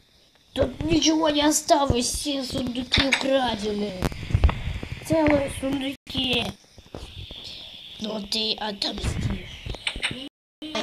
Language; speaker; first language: Russian; native; Russian